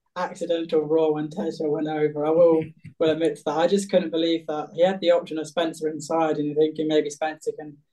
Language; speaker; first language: English; native; English